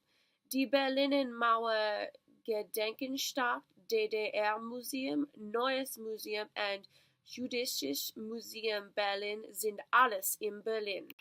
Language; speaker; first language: German; non-native, learner; English